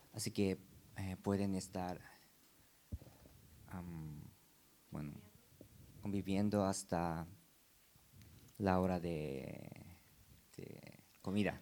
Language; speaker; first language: Spanish; non-native, learner; Japanese